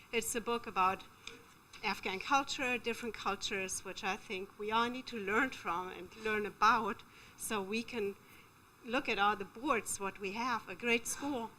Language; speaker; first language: English; non-native, fluent; German